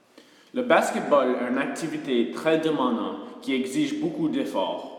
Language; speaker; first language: French; early bilingual, other home language; English